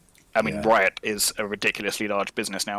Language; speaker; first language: English; native; English